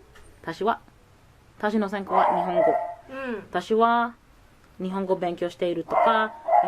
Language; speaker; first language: Japanese; non-native, learner; English